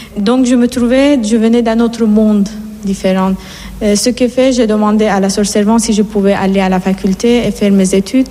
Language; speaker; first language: French; non-native, fluent; Persian